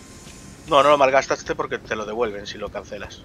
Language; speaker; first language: Spanish; native; Spanish